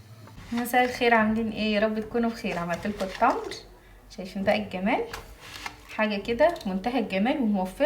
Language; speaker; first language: Arabic; native; Arabic